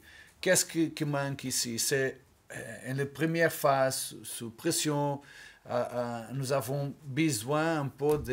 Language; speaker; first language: French; non-native, learner; Portuguese